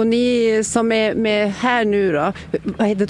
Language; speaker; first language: Swedish; native; Swedish